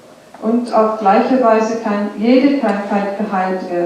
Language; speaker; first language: German; non-native, fluent; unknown